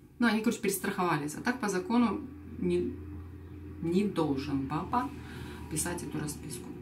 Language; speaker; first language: Russian; native; Russian